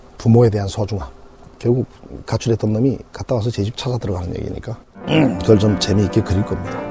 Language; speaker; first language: Korean; native; Korean